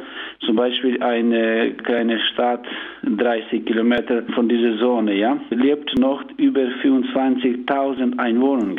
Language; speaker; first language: German; non-native, learner; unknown